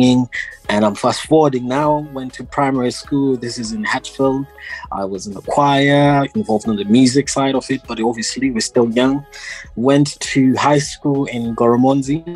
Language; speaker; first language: English; non-native, local second language; Shona